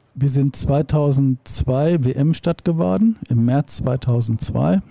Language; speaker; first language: German; native; German